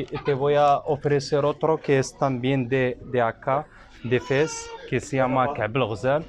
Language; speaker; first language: Spanish; non-native, fluent; Arabic